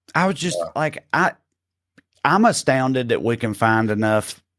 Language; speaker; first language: English; native; English